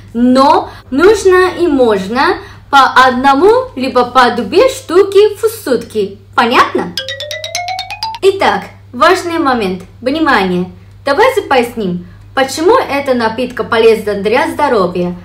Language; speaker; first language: Russian; non-native, fluent; Japanese